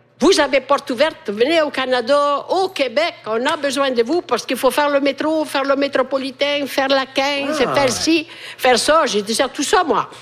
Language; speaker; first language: French; non-native, fluent; Italian